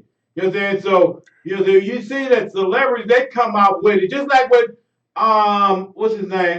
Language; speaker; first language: English; native; English